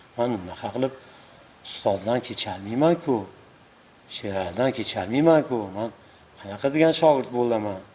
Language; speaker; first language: Uzbek; native; Uzbek